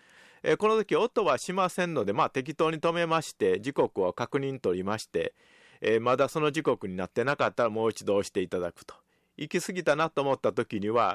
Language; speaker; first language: Japanese; native; Japanese